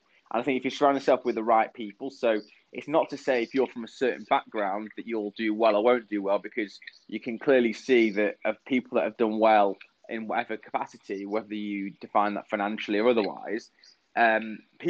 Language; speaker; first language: English; native; English